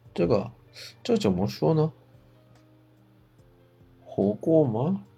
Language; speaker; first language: Chinese; non-native, fluent; Korean